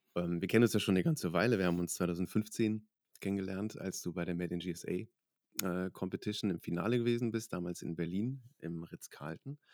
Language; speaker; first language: German; native; German